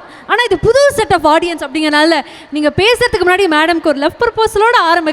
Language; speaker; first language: Tamil; native; Tamil